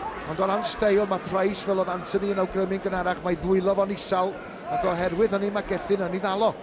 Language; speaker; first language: Welsh; native; Welsh